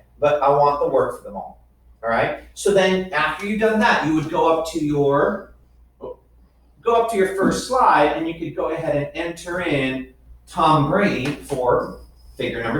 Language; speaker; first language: English; native; English